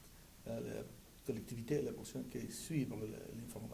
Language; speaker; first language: French; non-native, learner; Spanish